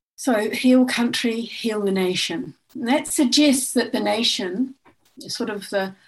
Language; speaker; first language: English; native; English